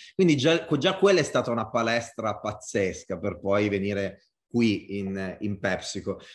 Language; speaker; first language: Italian; native; Italian